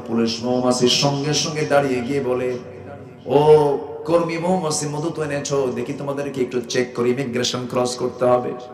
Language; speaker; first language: Bangla; native; Bangla